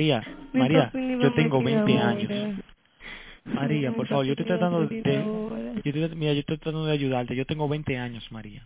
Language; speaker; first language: Spanish; native; Spanish